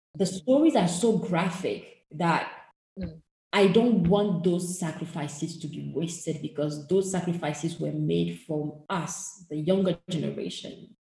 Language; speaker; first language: English; non-native, fluent; French